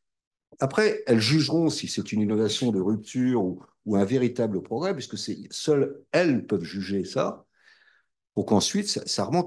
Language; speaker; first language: French; native; French